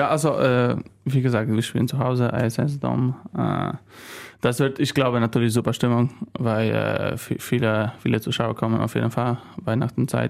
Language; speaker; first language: German; non-native, learner; Polish